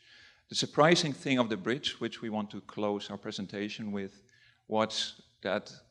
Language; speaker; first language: English; non-native, fluent; Dutch